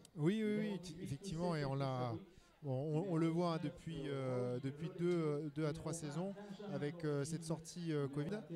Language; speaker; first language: French; native; French